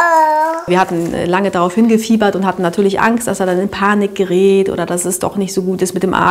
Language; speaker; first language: German; native; German